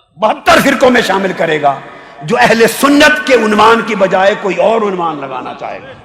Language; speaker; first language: Urdu; native; Urdu